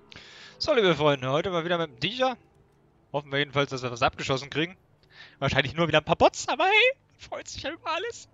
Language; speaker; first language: German; native; German